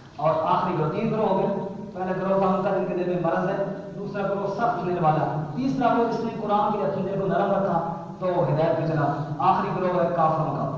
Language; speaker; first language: Urdu; non-native, local second language; Punjabi